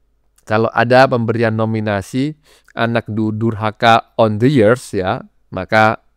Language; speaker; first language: Indonesian; native; Indonesian